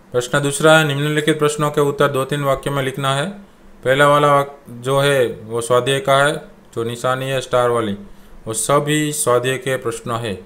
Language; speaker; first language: Hindi; non-native, local second language; Gujarati